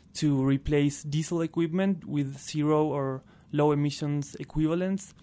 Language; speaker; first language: English; non-native, fluent; Spanish